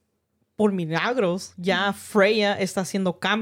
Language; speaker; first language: Spanish; early bilingual, heritage; Spanish